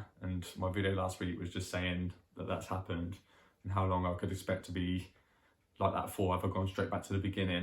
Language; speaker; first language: English; native; English